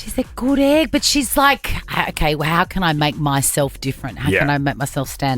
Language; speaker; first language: English; native; English